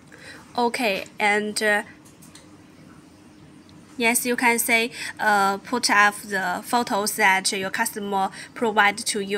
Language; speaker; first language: English; non-native, learner; Chinese